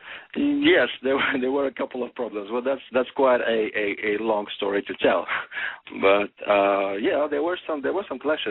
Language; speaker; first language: English; non-native, fluent; Arabic